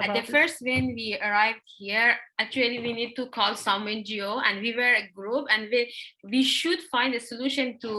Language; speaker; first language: English; non-native, learner; Persian